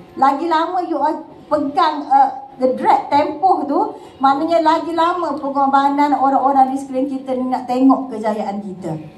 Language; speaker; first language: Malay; native; Malay